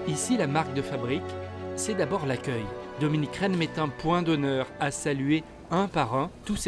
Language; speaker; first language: French; native; French